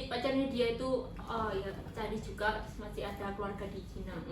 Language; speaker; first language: Indonesian; native; Indonesian